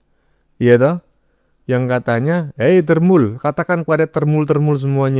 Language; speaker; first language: Indonesian; native; Indonesian